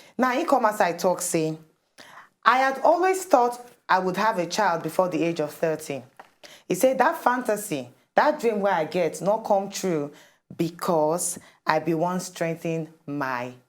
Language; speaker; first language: Nigerian Pidgin; native; Nigerian Pidgin